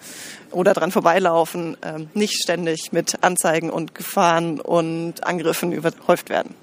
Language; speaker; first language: German; native; German